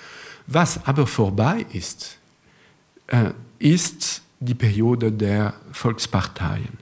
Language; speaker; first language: German; non-native, fluent; French